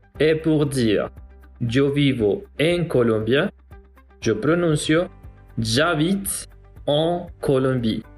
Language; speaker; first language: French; non-native, learner; Spanish